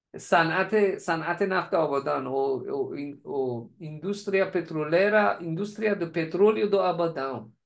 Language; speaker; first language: Portuguese; non-native, learner; Persian